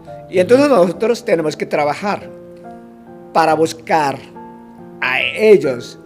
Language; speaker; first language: Spanish; non-native, fluent; Korean